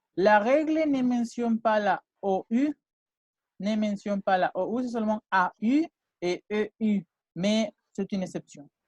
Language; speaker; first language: French; non-native, fluent; Spanish